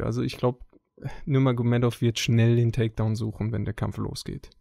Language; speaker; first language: German; native; German